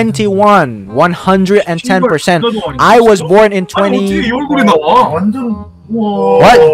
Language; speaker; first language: English; non-native, learner; Indonesian